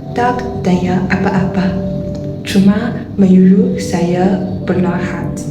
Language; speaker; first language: Malay; non-native, learner; Chinese